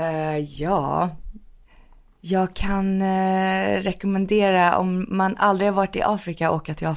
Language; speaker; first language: Swedish; early bilingual, heritage; Swedish